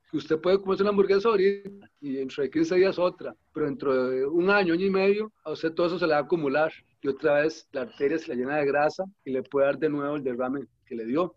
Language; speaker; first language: Spanish; native; Spanish